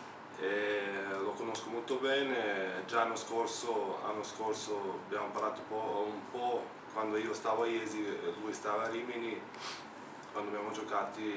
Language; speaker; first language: Italian; non-native, fluent; Slovenian